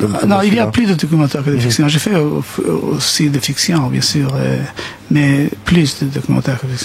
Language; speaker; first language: French; non-native, fluent; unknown